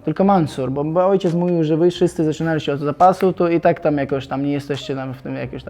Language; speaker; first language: Polish; non-native, fluent; Chechen